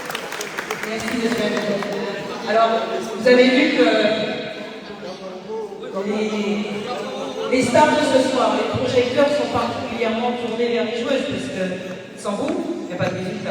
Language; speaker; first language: French; native; French